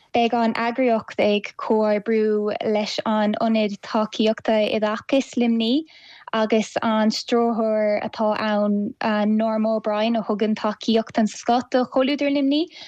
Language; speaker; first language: Irish; non-native, local second language; English